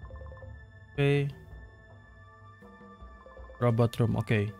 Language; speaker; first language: English; non-native, learner; Indonesian